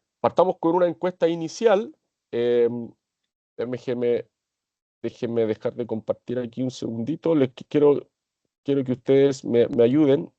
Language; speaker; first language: Spanish; native; Spanish